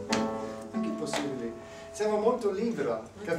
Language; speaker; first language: Italian; non-native, learner; German